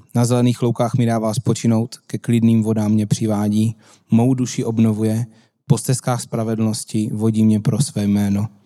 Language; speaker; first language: Czech; native; Czech